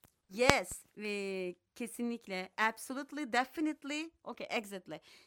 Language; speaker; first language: English; non-native, fluent; Turkish